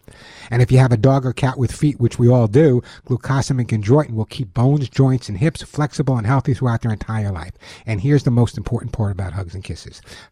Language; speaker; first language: English; native; English